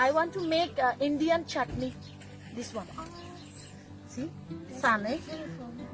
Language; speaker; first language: English; non-native, learner; Bangla